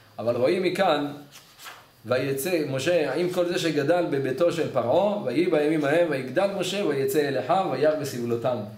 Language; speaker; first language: Hebrew; native; Hebrew